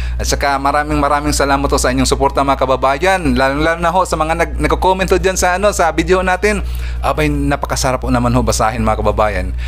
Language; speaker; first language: Filipino; non-native, local second language; Cebuano